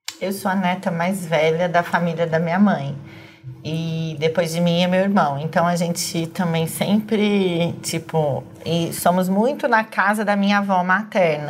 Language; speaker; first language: Portuguese; native; Portuguese